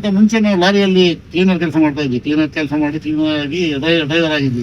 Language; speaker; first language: Kannada; non-native, local second language; Konkani